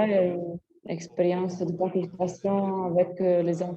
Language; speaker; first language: French; non-native, fluent; Italian